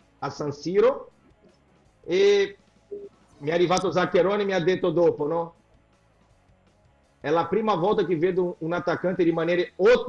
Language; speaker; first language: Italian; non-native, fluent; Portuguese